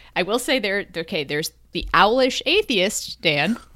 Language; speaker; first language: English; native; English